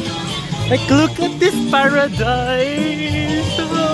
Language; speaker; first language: English; non-native, local second language; Filipino